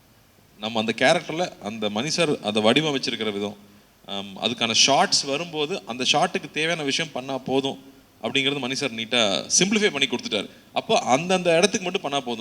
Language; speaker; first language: Tamil; native; Tamil